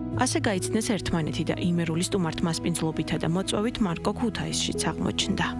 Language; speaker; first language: Georgian; native; Georgian